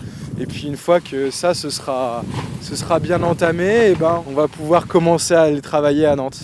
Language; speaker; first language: French; native; French